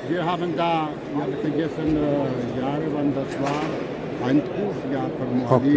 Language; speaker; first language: German; non-native, learner; Albanian